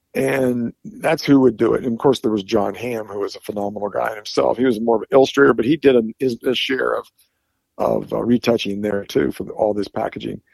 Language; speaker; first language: English; native; English